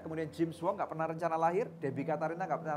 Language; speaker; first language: Indonesian; native; Indonesian